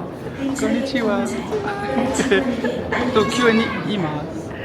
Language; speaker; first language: Japanese; non-native, learner; French